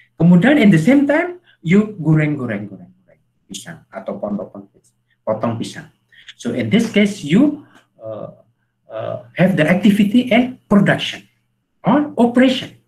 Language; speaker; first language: English; non-native, learner; Indonesian